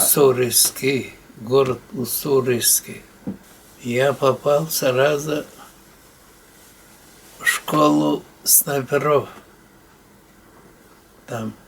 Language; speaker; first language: Russian; non-native, local second language; Bashkir